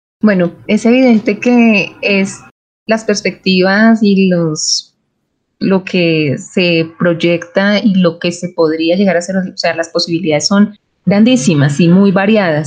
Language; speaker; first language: Spanish; native; Spanish